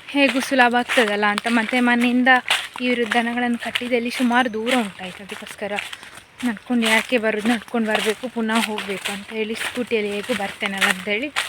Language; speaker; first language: Kannada; native; Kannada